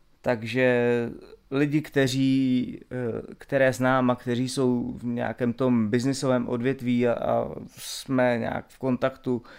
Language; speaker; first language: Czech; native; Czech